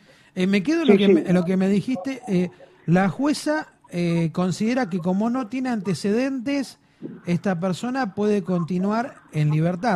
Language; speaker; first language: Spanish; native; Spanish